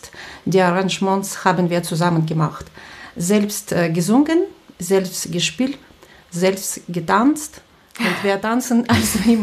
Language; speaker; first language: German; non-native, fluent; Russian